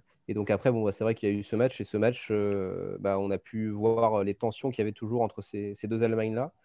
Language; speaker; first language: French; native; French